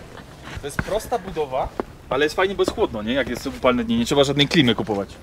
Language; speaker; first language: Polish; native; Polish